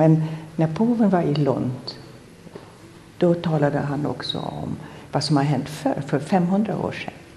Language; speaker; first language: Swedish; non-native, fluent; German